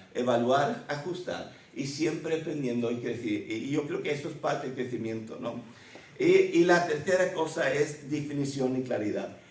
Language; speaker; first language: Spanish; early bilingual, other home language; Swedish